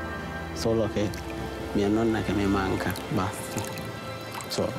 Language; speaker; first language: Italian; non-native, learner; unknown